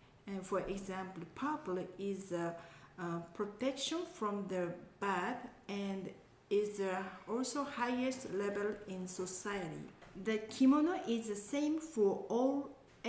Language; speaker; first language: English; non-native, learner; Japanese